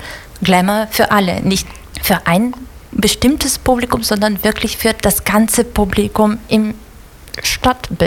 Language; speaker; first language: German; native; German